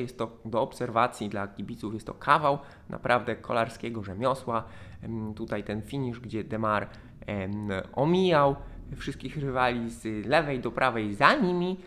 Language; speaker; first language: Polish; native; Polish